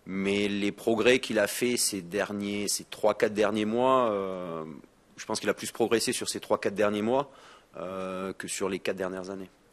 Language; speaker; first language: French; native; French